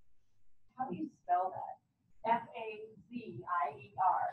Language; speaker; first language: English; native; English